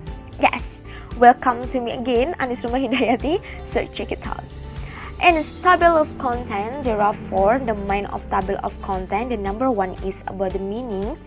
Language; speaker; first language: English; non-native, learner; Indonesian